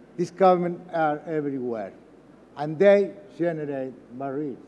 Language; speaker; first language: English; non-native, learner; Spanish